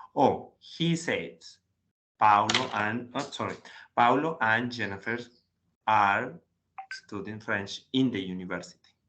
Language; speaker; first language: English; non-native, learner; Spanish